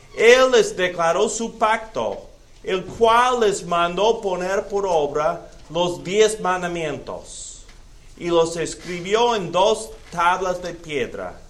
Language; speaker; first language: Spanish; non-native, fluent; English